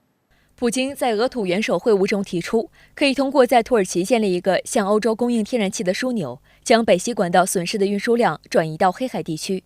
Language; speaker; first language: Chinese; native; Chinese